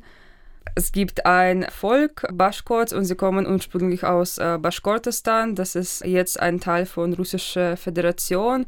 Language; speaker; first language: German; non-native, fluent; Russian